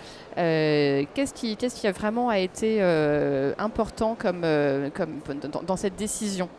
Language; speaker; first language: French; native; French